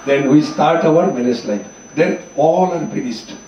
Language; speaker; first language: English; non-native, local second language; Assamese